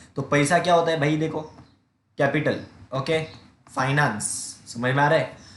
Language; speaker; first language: Hindi; non-native, local second language; Marathi